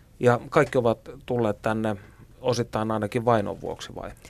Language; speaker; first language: Finnish; native; Finnish